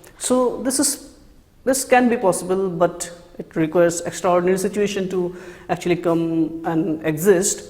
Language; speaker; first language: English; non-native, local second language; Assamese